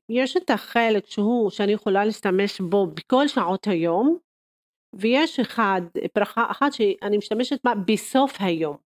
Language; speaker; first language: Hebrew; non-native, local second language; Arabic